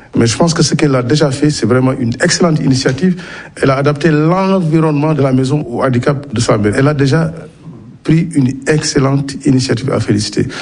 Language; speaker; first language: French; non-native, local second language; Wolof